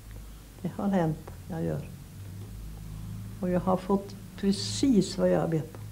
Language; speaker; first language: Swedish; non-native, fluent; Sinhala